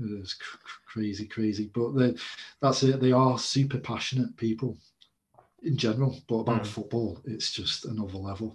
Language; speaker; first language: English; native; English